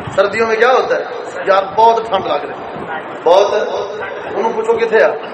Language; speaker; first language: Urdu; non-native, local second language; Punjabi